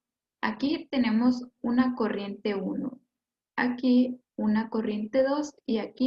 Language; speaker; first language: Spanish; native; Spanish